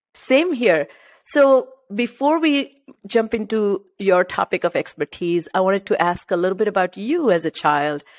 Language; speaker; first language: English; non-native, local second language; Marathi